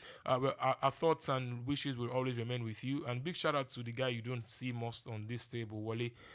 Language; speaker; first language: English; non-native, local second language; Yoruba